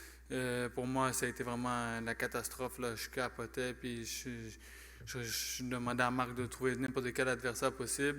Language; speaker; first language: French; native; French